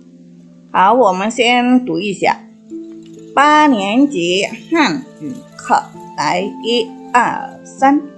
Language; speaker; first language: Chinese; non-native, fluent; Indonesian